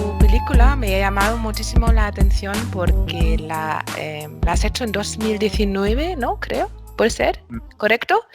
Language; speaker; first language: Spanish; non-native, fluent; German